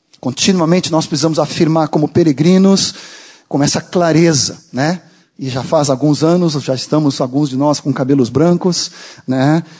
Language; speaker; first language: Portuguese; non-native, fluent; Swedish